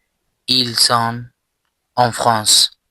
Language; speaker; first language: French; non-native, fluent; Persian